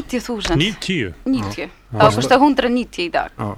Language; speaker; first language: Icelandic; early bilingual, heritage; Polish